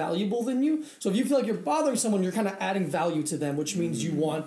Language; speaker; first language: English; early bilingual, other home language; Spanish